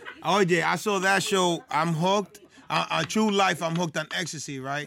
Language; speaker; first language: English; early bilingual, other home language; Spanish